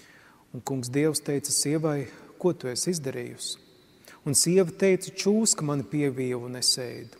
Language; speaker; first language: Latvian; native; Latvian